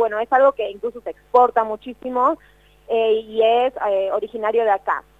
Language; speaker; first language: Spanish; native; Spanish